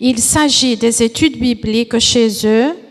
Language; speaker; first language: French; non-native, fluent; Portuguese